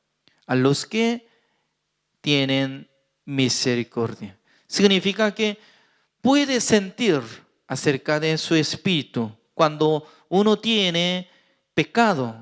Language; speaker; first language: Spanish; non-native, fluent; Korean